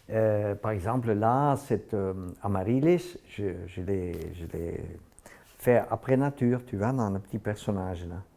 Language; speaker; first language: French; non-native, fluent; Dutch